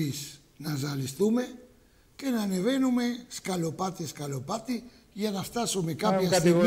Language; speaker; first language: Greek; early bilingual, heritage; Greek